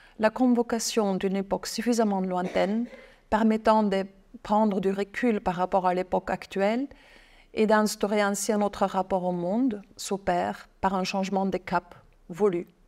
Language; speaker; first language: French; non-native, fluent; German